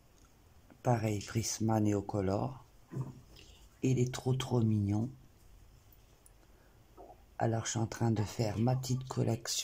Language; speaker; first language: French; native; French